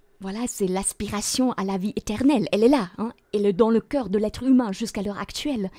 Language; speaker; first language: French; non-native, fluent; German